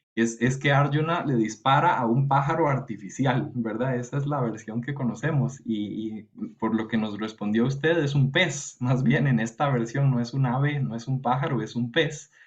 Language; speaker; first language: Spanish; native; Spanish